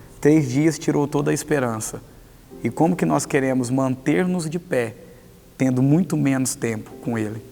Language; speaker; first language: Portuguese; native; Portuguese